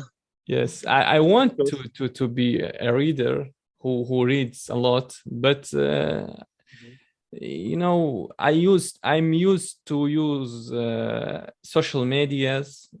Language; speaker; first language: English; non-native, learner; Chechen